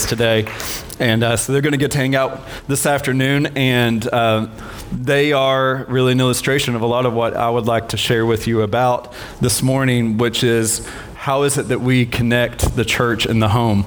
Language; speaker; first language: English; native; English